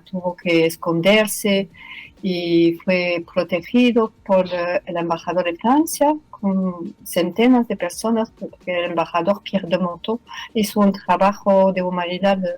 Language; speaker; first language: Spanish; non-native, fluent; French